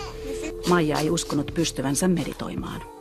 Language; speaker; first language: Finnish; native; Finnish